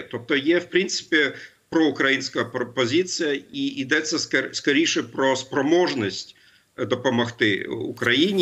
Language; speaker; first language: Ukrainian; non-native, fluent; German